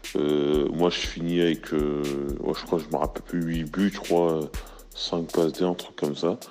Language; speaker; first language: French; native; French